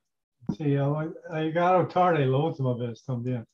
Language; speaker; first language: Spanish; non-native, learner; English